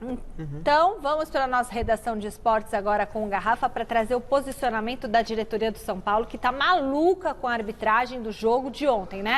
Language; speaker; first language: Portuguese; native; Portuguese